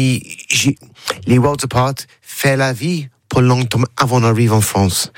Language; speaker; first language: French; non-native, learner; English